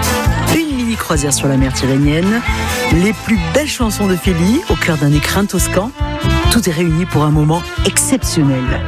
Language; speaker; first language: French; native; French